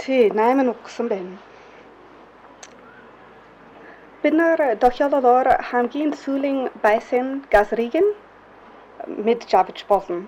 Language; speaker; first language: Mongolian; non-native, fluent; English